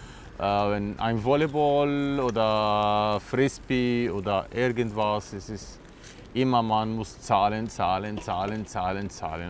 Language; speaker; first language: German; non-native, learner; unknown